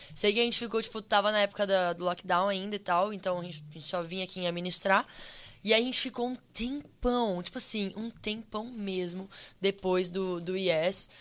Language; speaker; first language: Portuguese; native; Portuguese